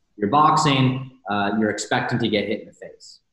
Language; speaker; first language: English; native; English